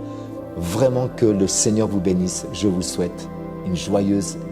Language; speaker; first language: French; native; French